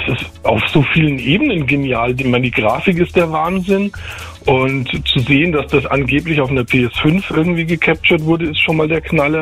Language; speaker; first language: German; native; German